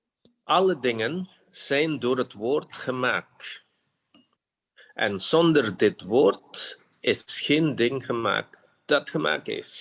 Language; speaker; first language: Dutch; non-native, fluent; Indonesian